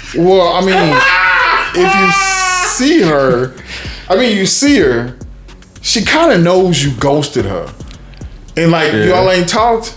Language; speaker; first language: English; native; English